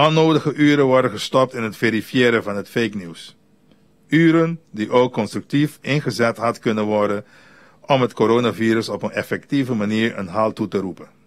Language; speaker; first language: Dutch; native; Dutch